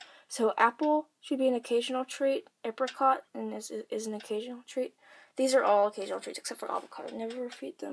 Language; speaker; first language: English; native; English